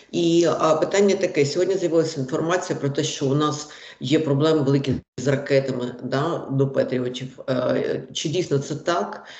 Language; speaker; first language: Ukrainian; non-native, local second language; Russian